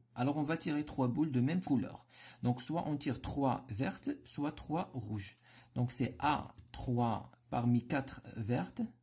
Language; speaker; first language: French; non-native, local second language; Arabic